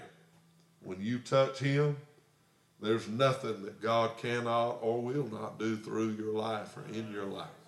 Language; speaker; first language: English; native; English